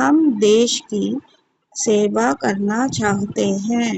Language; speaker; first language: Hindi; non-native, local second language; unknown